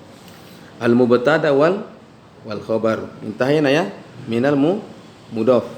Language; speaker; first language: Arabic; non-native, fluent; Indonesian